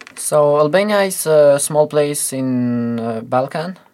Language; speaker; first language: English; non-native, fluent; Albanian